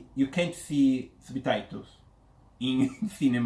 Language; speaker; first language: English; non-native, learner; Portuguese